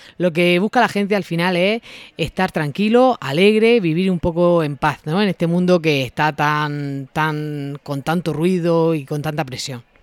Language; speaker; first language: Spanish; native; Spanish